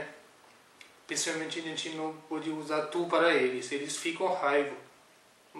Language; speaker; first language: Portuguese; non-native, learner; Urdu